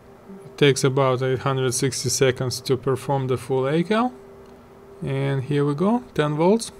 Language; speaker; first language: English; non-native, fluent; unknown